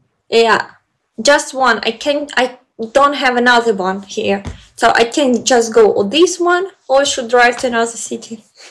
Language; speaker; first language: English; non-native, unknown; Ukrainian